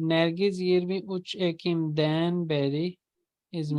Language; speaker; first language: Turkish; non-native, fluent; Urdu